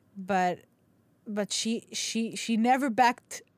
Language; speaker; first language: English; non-native, local second language; Hebrew